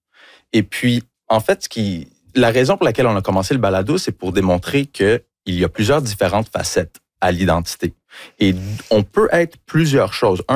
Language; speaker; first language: French; early bilingual, other home language; English